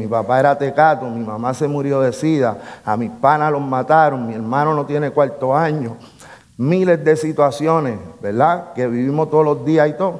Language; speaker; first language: Spanish; native; Spanish